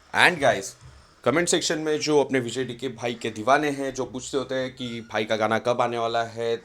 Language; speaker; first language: Hindi; non-native, local second language; Marathi